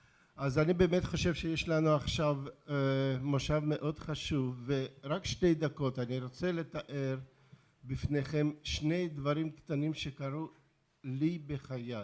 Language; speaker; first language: Hebrew; non-native, fluent; Russian